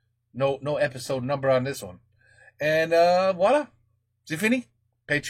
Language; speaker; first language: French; non-native, learner; English